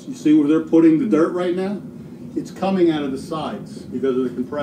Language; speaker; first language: English; native; English